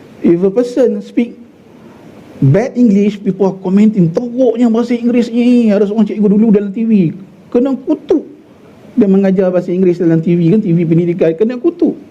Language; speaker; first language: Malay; native; Malay